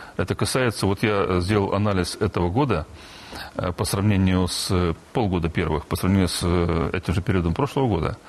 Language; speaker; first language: Russian; non-native, local second language; Romanian